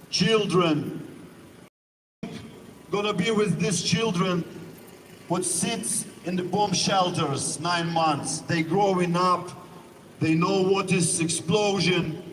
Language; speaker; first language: English; non-native, learner; Ukrainian